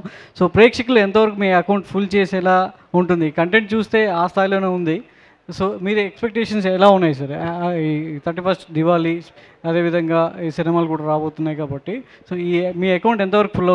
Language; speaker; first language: Telugu; native; Telugu